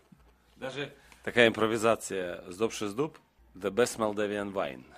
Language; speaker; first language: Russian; non-native, local second language; Romanian